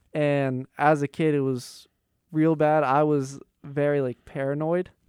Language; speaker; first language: English; native; English